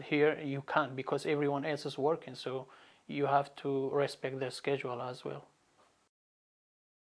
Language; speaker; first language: English; non-native, fluent; Arabic